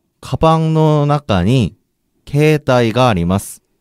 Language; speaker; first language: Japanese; non-native, learner; Korean